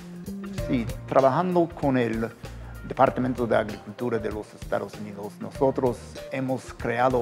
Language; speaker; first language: Spanish; non-native, fluent; English